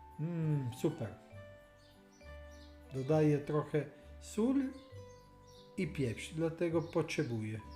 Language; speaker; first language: Polish; non-native, learner; Italian